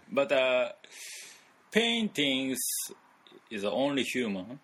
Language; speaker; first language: English; non-native, learner; Japanese